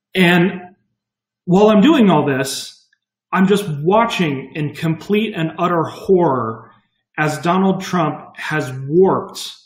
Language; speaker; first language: English; native; English